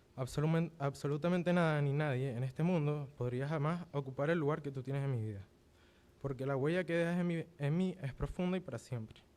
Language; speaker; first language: Spanish; early bilingual, other home language; English